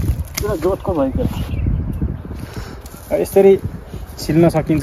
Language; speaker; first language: Nepali; native; Nepali